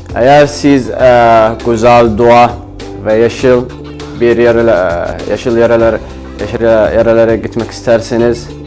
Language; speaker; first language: Turkish; non-native, fluent; Arabic